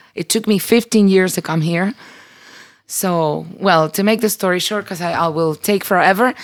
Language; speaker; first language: English; early bilingual, other home language; Spanish